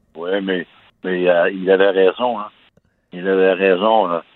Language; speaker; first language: French; native; French